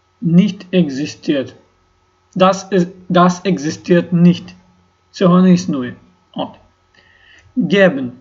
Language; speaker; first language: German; non-native, learner; Ukrainian